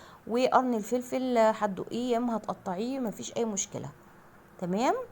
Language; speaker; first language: Arabic; native; Arabic